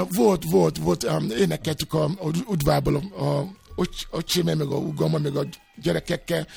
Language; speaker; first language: Hungarian; non-native, fluent; Yoruba